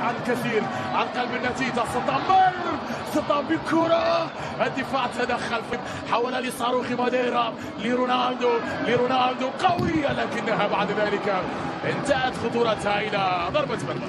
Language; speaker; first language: Arabic; native; Arabic